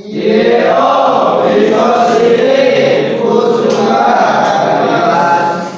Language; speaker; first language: Japanese; non-native, learner; Indonesian